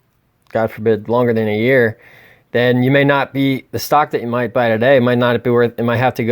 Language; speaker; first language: English; native; English